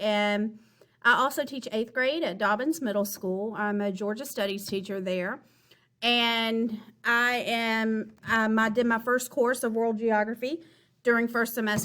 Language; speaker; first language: English; native; English